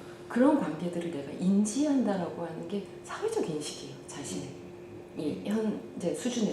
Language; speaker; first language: Korean; native; Korean